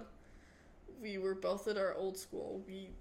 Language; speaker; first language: English; non-native, fluent; Spanish